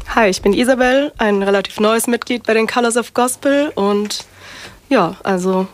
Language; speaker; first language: German; native; German